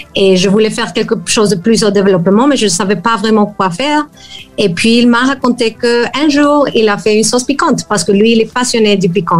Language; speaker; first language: French; non-native, fluent; Spanish